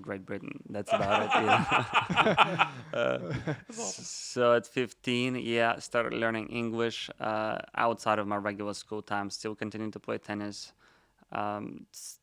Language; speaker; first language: English; non-native, fluent; Russian